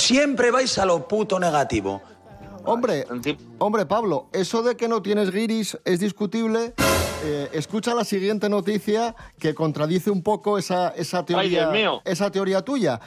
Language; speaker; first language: Spanish; native; Spanish